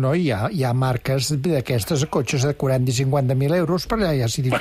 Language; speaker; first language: Catalan; native; Catalan